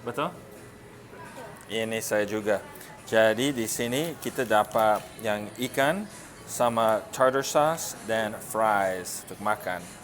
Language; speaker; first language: Indonesian; non-native, fluent; English